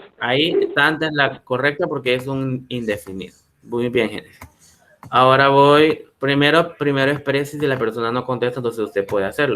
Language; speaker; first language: Spanish; native; Spanish